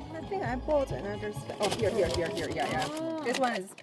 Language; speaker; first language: English; non-native, fluent; Chinese